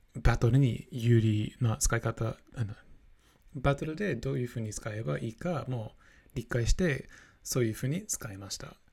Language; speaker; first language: Japanese; non-native, fluent; English